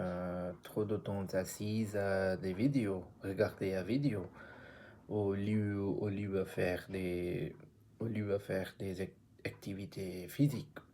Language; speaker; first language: French; non-native, learner; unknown